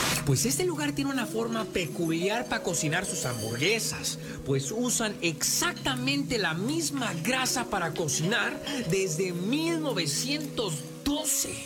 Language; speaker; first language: Spanish; native; Spanish